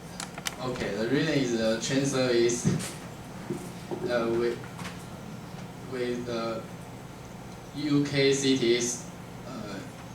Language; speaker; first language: English; non-native, learner; Chinese